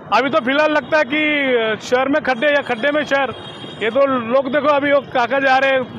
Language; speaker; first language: Hindi; non-native, local second language; Marathi